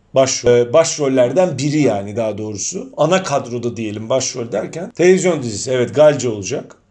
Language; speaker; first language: Turkish; native; Turkish